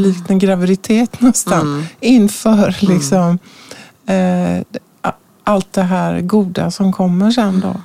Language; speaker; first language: Swedish; native; Swedish